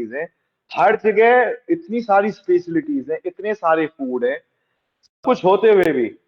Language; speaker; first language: Hindi; native; Hindi